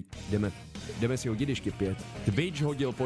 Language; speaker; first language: Czech; native; Czech